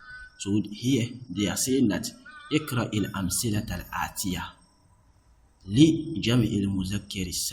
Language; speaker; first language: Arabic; non-native, fluent; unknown